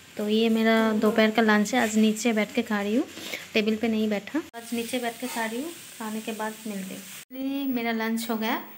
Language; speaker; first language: Hindi; non-native, local second language; Bangla